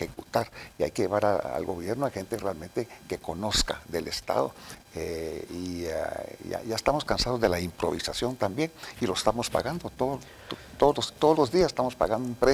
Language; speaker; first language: Spanish; native; Spanish